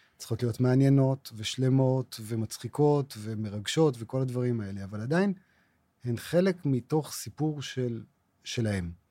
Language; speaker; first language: Hebrew; native; Hebrew